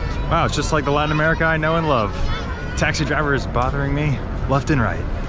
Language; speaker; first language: English; native; English